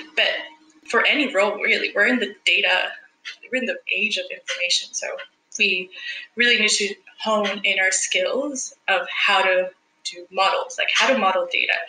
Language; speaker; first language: English; non-native, fluent; Spanish